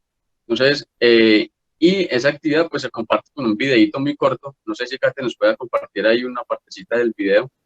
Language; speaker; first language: Spanish; native; Spanish